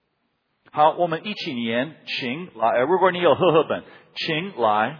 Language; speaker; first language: Chinese; non-native, fluent; English